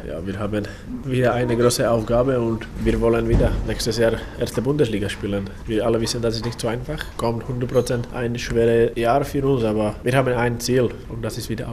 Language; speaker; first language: German; non-native, learner; Slovak